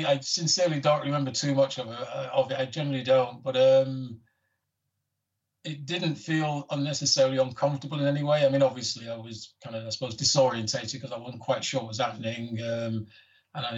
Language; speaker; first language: English; native; English